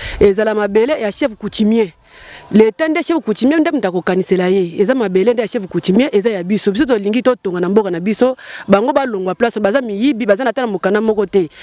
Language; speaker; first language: Lingala; non-native, local second language; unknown